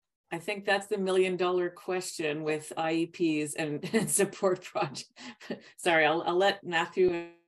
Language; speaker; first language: English; native; English